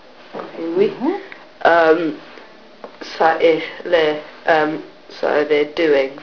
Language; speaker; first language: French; non-native, learner; English